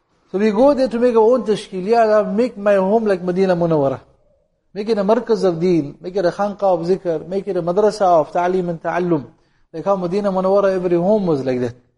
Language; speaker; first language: English; native; English